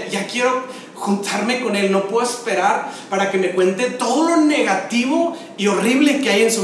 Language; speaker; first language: Spanish; native; Spanish